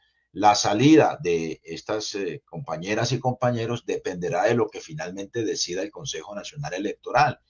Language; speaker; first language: Spanish; native; Spanish